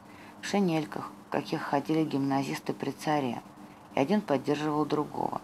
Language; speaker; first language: Russian; native; Russian